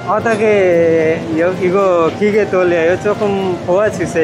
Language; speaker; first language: Korean; non-native, learner; Nepali